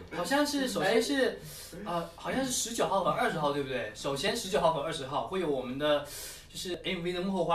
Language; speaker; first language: Chinese; native; Chinese